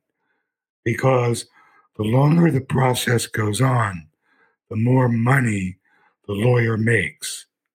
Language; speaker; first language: English; native; English